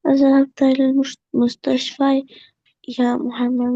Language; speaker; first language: Arabic; non-native, learner; Bangla